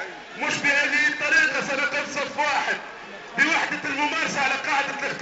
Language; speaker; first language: Arabic; native; Arabic